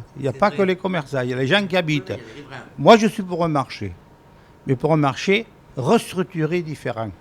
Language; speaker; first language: French; native; French